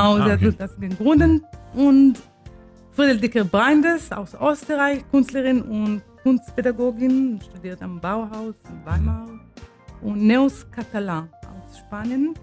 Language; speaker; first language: German; non-native, fluent; Hebrew